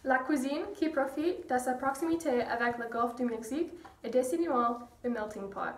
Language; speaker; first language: French; non-native, learner; English